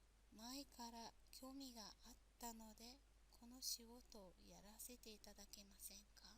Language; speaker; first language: Japanese; non-native, fluent; Mongolian